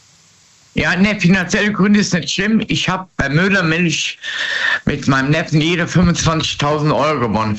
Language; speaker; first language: German; native; German